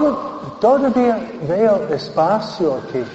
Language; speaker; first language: Spanish; non-native, fluent; English